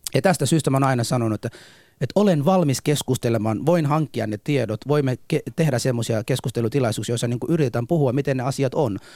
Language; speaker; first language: Finnish; non-native, fluent; Somali